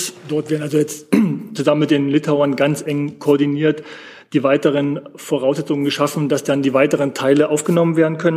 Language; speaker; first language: German; native; German